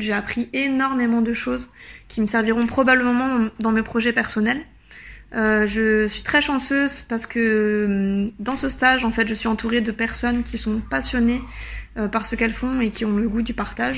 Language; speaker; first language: French; native; French